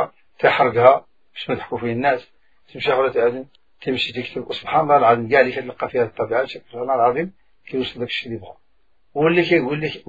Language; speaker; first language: Arabic; native; Arabic